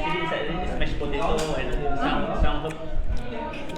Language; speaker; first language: English; non-native, local second language; Malay